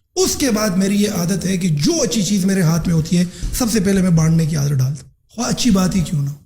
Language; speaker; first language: Urdu; non-native, local second language; Pashto